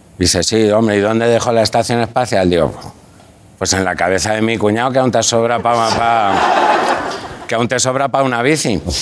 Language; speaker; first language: Spanish; native; Spanish